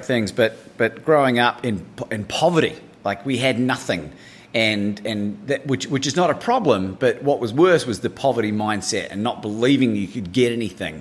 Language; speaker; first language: English; native; English